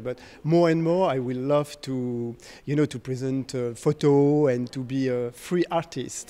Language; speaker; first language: English; non-native, fluent; French